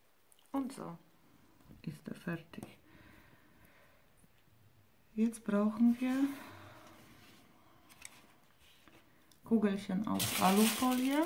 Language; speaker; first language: German; non-native, fluent; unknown